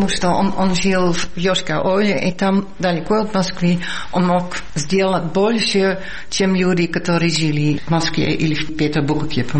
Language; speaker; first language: Russian; non-native, fluent; Dutch